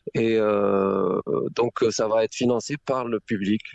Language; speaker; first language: French; non-native, local second language; Arabic